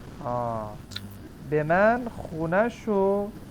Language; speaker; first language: Persian; non-native, fluent; Urdu